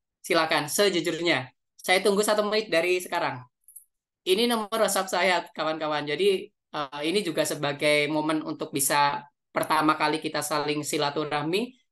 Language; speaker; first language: Indonesian; native; Indonesian